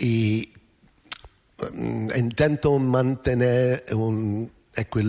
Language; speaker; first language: Spanish; non-native, learner; English